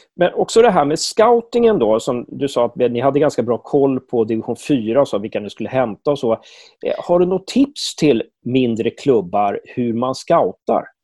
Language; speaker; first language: Swedish; native; Swedish